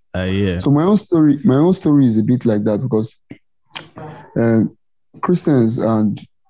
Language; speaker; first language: English; non-native, local second language; Igbo